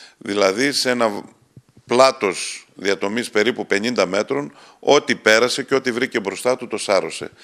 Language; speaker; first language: Greek; native; Greek